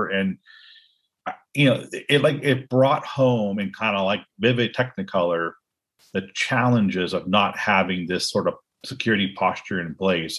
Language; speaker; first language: English; native; English